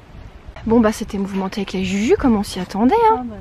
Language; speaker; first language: French; native; French